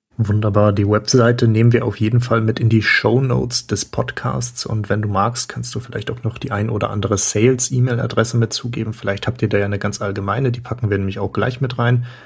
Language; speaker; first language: German; native; German